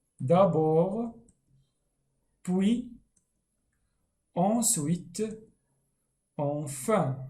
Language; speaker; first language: French; non-native, local second language; Arabic